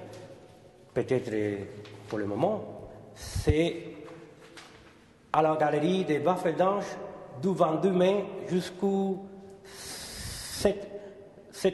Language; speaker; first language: French; non-native, fluent; Spanish